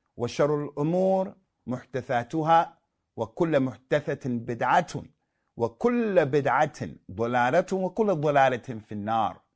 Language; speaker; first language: Arabic; non-native, fluent; English